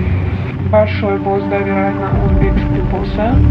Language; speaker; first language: Russian; non-native, learner; Uzbek